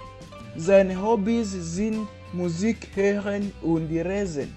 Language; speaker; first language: German; non-native, fluent; Kinyarwanda